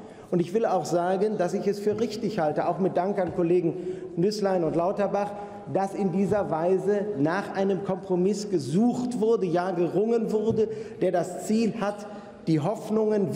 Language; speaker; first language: German; native; German